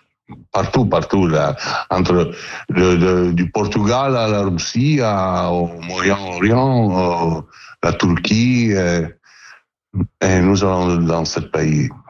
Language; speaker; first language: French; non-native, learner; Italian